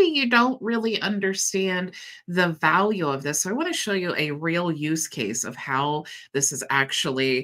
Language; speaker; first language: English; native; English